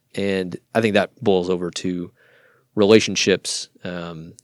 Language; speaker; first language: English; native; English